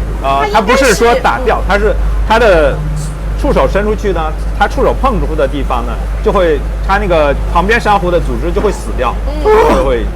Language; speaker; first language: Chinese; native; Chinese